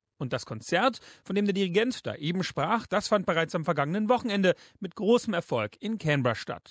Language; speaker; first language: German; native; German